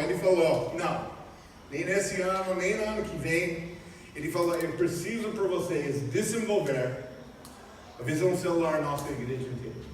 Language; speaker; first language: Portuguese; non-native, fluent; English